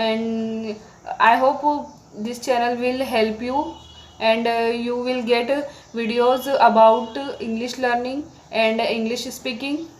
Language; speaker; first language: English; non-native, learner; Marathi